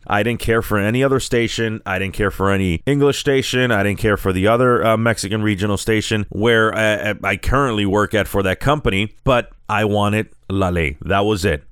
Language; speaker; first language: English; native; English